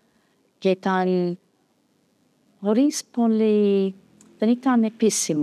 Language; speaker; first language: Greek; non-native, fluent; English